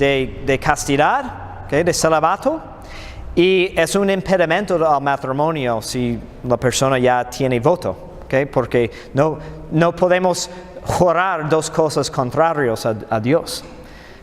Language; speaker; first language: Spanish; non-native, fluent; English